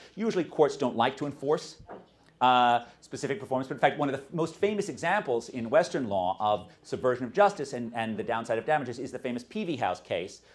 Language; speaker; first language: English; native; English